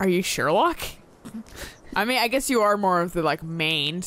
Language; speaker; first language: English; native; English